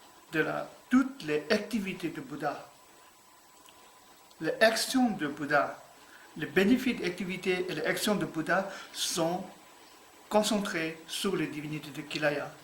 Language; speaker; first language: French; non-native, learner; Tibetan